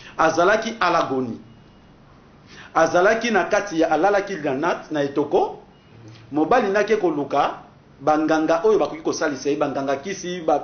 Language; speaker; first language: Lingala; non-native, local second language; Kongo